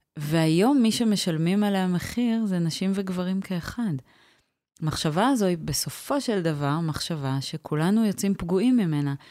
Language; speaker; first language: Hebrew; native; Hebrew